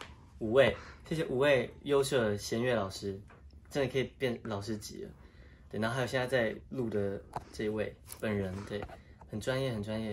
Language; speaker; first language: Chinese; native; Chinese